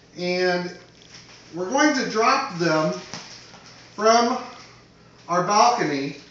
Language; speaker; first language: English; native; English